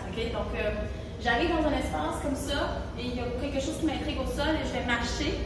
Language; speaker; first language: French; native; French